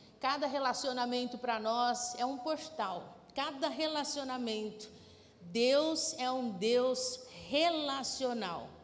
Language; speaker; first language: Portuguese; native; Portuguese